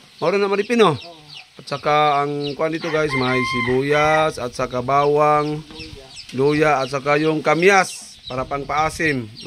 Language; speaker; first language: Filipino; non-native, local second language; Cebuano